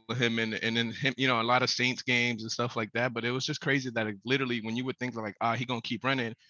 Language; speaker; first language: English; early bilingual, other home language; Spanish